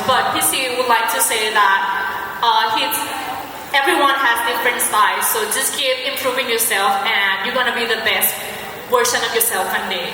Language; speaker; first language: English; non-native, fluent; Thai